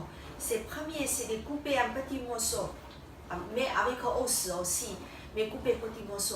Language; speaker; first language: French; non-native, learner; Chinese